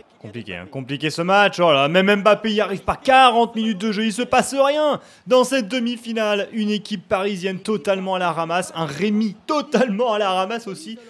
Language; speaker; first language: French; native; French